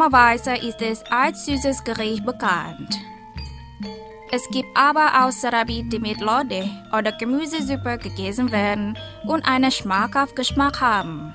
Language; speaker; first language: German; non-native, fluent; Indonesian